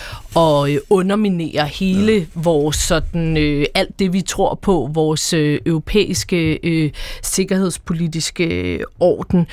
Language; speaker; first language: Danish; native; Danish